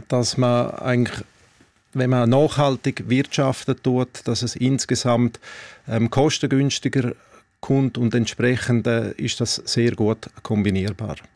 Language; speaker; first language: German; native; German